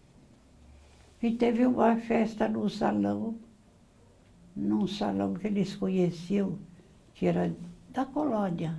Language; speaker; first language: Portuguese; early bilingual, other home language; Arabic